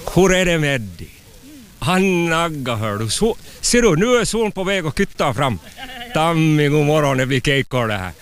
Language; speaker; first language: Swedish; native; Swedish